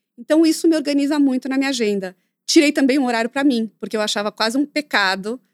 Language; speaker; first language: Portuguese; native; Portuguese